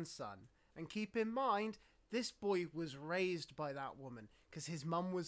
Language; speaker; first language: English; native; English